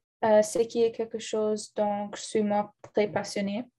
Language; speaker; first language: French; non-native, learner; English